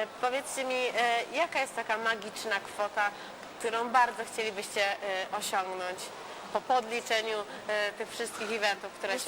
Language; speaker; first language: Polish; native; Polish